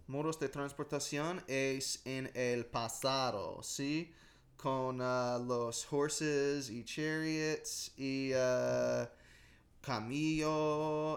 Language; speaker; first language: Spanish; non-native, learner; English